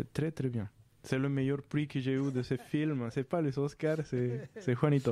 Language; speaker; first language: French; non-native, fluent; Spanish